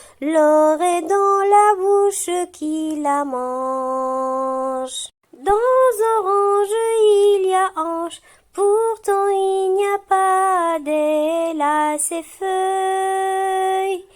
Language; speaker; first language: French; non-native, local second language; Arabic